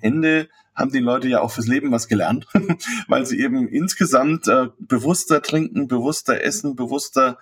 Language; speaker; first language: German; native; German